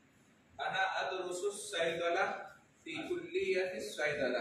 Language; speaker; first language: Arabic; non-native, fluent; Urdu